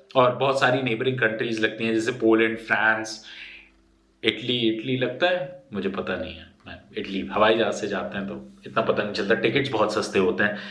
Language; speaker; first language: Urdu; native; Urdu